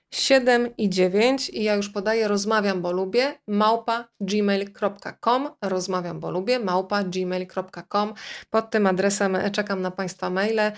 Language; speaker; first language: Polish; native; Polish